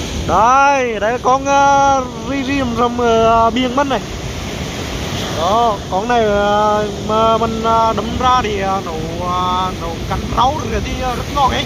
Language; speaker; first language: Vietnamese; native; Vietnamese